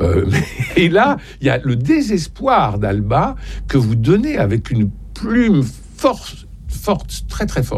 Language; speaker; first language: French; native; French